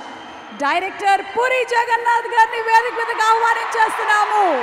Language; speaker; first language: Telugu; native; Telugu